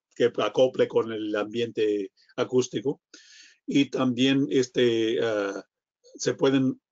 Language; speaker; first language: Spanish; non-native, fluent; English